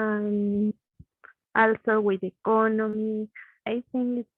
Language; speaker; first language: English; non-native, learner; Spanish